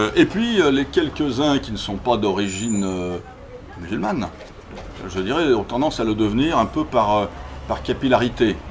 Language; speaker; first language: French; native; French